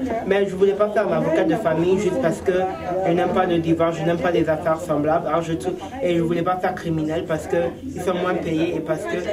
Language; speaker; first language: French; early bilingual, other home language; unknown